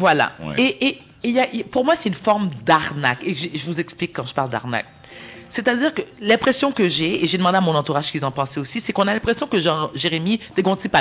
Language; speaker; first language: French; native; French